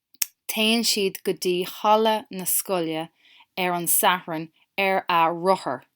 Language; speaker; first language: Irish; non-native, local second language; English